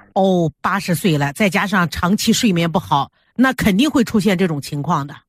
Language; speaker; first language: Chinese; native; Chinese